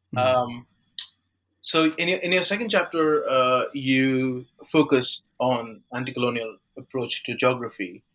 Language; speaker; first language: English; non-native, local second language; Bangla